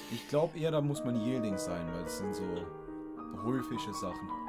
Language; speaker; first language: German; native; German